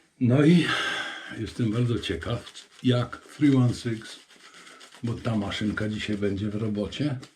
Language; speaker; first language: Polish; native; Polish